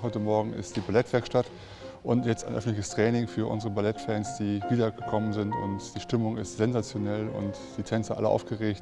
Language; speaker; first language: German; native; German